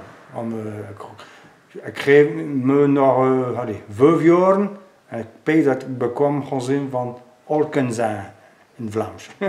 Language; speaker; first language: Dutch; non-native, local second language; French